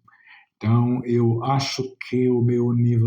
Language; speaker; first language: Portuguese; non-native, fluent; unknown